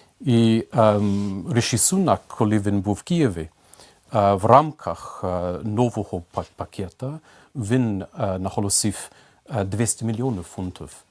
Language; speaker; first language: Ukrainian; non-native, fluent; English